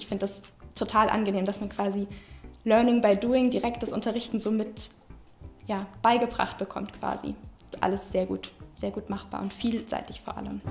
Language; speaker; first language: German; native; German